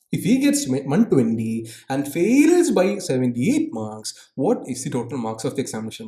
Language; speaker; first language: English; non-native, local second language; Malayalam